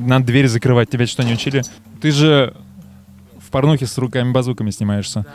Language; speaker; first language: Russian; native; Russian